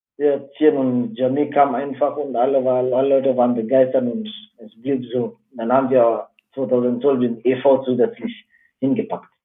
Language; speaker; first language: German; non-native, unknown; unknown